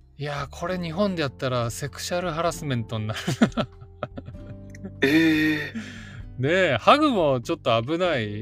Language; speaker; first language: Japanese; native; Japanese